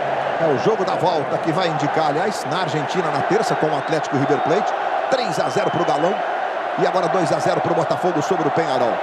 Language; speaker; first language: Portuguese; native; Portuguese